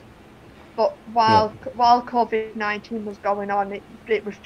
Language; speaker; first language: English; native; English